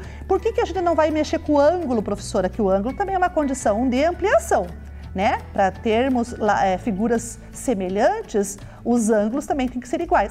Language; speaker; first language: Portuguese; native; Portuguese